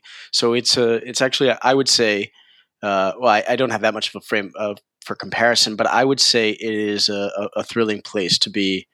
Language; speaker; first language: English; early bilingual, other home language; Spanish